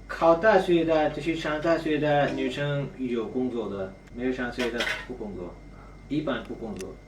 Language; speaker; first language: Chinese; non-native, fluent; Urdu